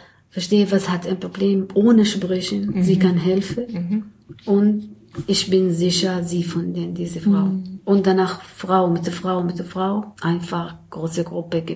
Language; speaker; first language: German; non-native, learner; Arabic